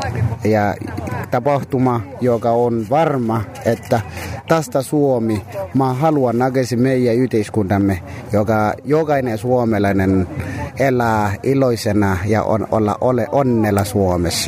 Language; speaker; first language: Finnish; non-native, fluent; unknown